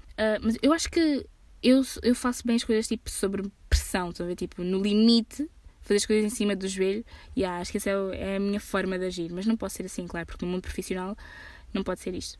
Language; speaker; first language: Portuguese; early bilingual, heritage; Portuguese